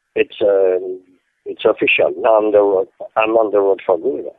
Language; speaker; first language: English; non-native, fluent; French